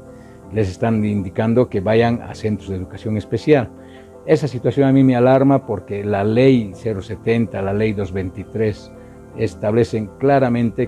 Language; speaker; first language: Spanish; native; Spanish